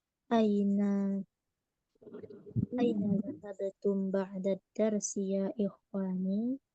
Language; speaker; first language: Arabic; non-native, learner; Indonesian